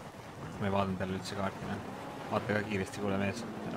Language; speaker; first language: Estonian; native; Estonian